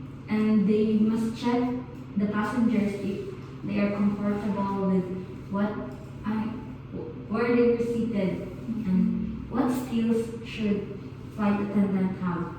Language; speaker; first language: English; non-native, learner; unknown